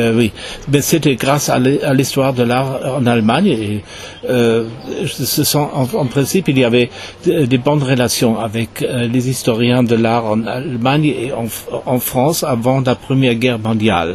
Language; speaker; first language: French; non-native, fluent; German